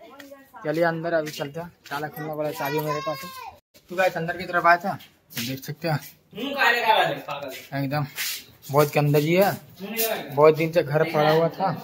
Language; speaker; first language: Hindi; non-native, local second language; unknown